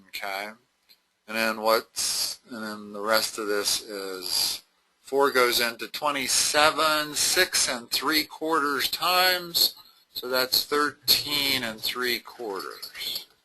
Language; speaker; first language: English; native; English